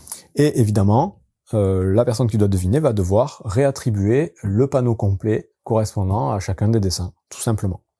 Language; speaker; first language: French; native; French